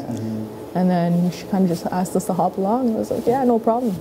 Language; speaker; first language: English; early bilingual, other home language; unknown